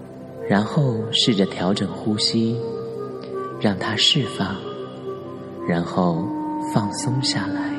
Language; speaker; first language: Chinese; native; Chinese